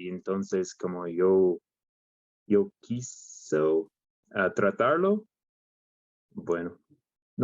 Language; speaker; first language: Spanish; non-native, learner; English